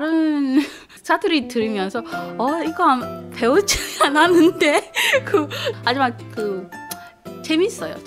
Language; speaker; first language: Korean; non-native, fluent; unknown